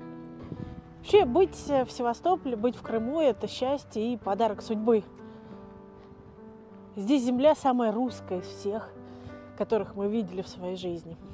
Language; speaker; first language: Russian; native; Russian